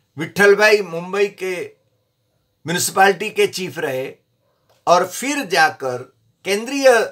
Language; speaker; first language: Hindi; non-native, local second language; Gujarati